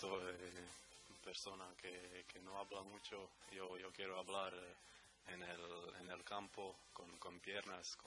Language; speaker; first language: Spanish; non-native, learner; Croatian